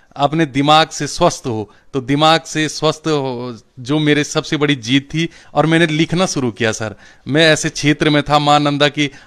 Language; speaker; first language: Hindi; non-native, local second language; Garhwali